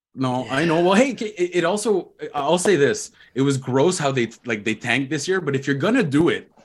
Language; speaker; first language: English; native; English